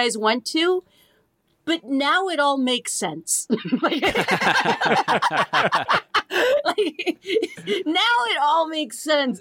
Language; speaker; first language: English; native; English